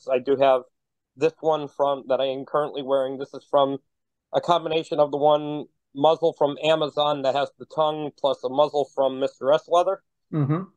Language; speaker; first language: English; native; English